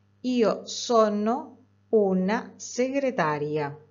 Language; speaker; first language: Italian; non-native, fluent; Spanish